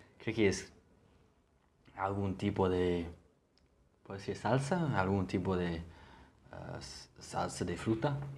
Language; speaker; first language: Spanish; non-native, learner; English